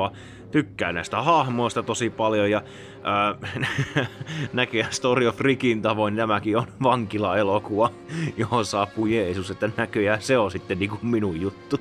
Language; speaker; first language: Finnish; native; Finnish